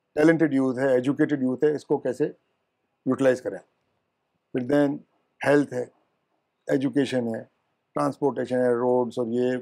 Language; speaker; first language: Hindi; native; Hindi